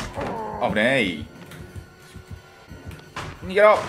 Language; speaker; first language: Japanese; native; Japanese